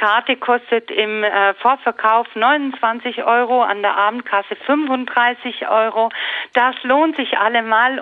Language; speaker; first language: German; native; German